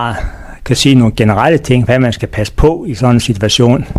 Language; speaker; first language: Danish; native; Danish